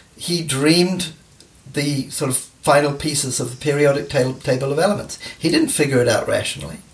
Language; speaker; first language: English; native; English